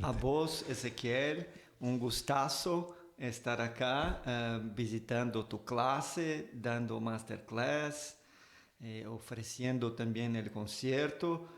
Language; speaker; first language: Spanish; non-native, fluent; Portuguese